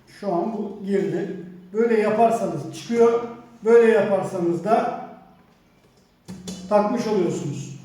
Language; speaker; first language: Turkish; native; Turkish